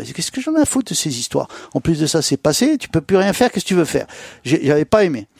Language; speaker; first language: French; native; French